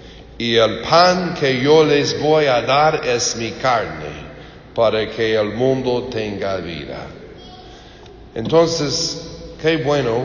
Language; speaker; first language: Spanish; non-native, learner; English